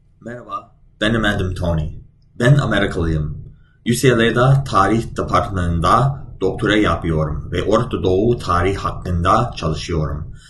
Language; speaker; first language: Turkish; non-native, learner; English